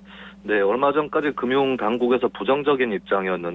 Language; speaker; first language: Korean; native; Korean